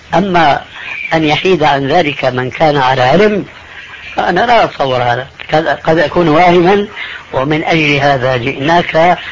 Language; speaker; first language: Arabic; early bilingual, other home language; Albanian